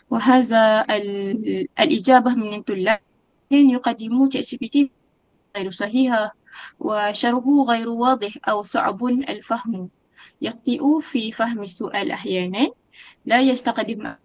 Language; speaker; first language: Arabic; non-native, learner; Malay